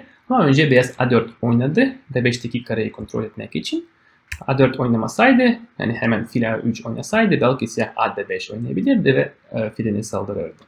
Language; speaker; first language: Turkish; non-native, fluent; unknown